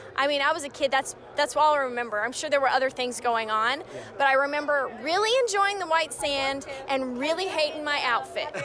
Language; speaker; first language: English; native; English